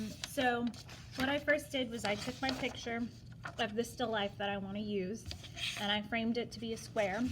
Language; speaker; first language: English; native; English